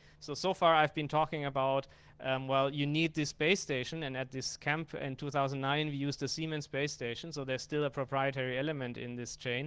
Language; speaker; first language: English; non-native, fluent; German